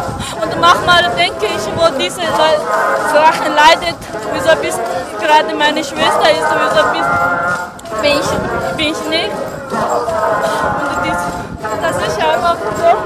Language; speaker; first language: German; non-native, learner; Tibetan